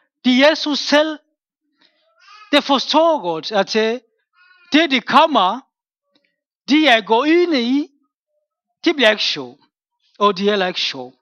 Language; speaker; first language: Danish; non-native, fluent; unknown